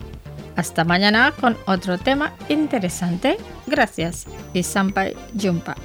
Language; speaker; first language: Spanish; non-native, fluent; Indonesian